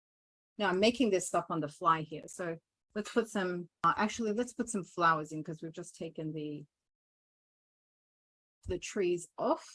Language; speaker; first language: English; native; English